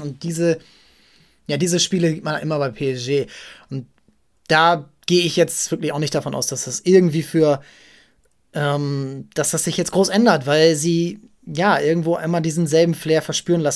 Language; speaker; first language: German; native; German